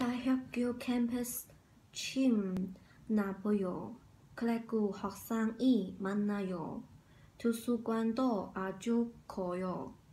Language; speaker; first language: Korean; non-native, learner; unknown